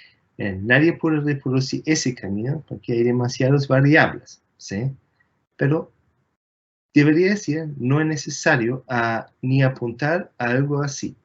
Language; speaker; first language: Spanish; non-native, fluent; German